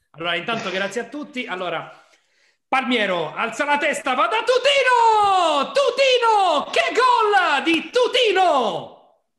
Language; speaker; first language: Italian; native; Italian